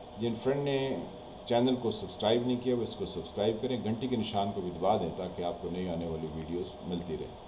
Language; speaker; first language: Urdu; non-native, local second language; Punjabi